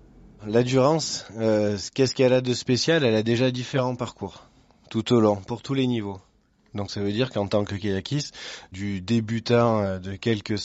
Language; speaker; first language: French; native; French